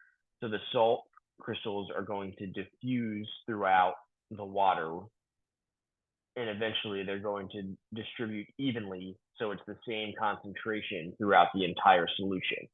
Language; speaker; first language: English; native; English